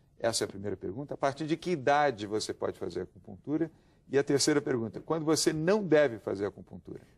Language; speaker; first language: Portuguese; native; Portuguese